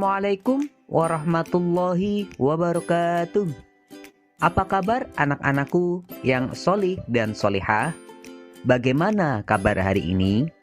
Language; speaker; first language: Indonesian; native; Indonesian